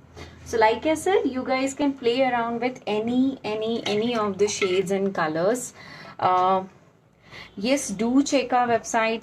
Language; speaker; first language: English; non-native, local second language; Hindi